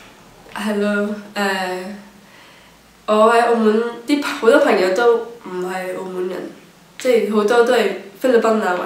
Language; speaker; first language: Cantonese; non-native, local second language; English